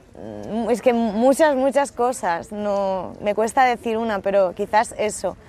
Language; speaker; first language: Spanish; native; Spanish